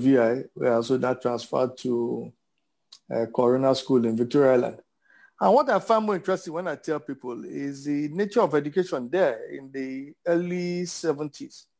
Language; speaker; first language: English; non-native, local second language; Yoruba